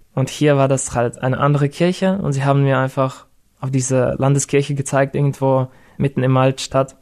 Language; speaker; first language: German; non-native, fluent; Russian